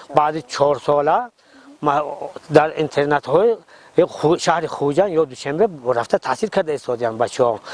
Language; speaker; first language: Tajik; native; Tajik